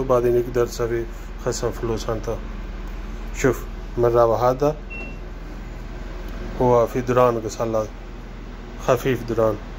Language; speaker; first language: Arabic; non-native, learner; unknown